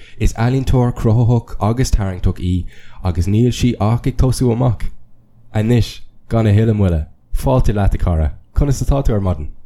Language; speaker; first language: Irish; non-native, local second language; English